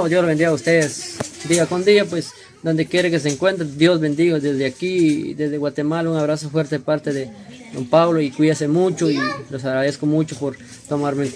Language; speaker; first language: Spanish; native; Spanish